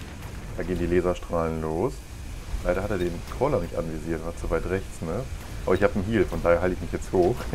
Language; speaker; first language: German; native; German